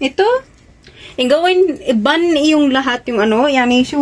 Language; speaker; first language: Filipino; early bilingual, heritage; Filipino